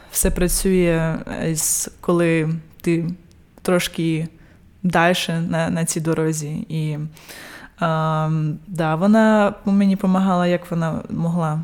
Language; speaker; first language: Ukrainian; early bilingual, heritage; Ukrainian